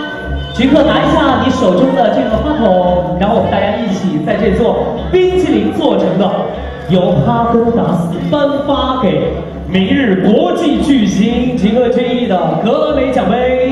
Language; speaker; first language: Chinese; native; Chinese